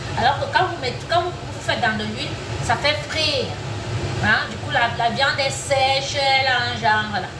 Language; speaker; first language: French; native; French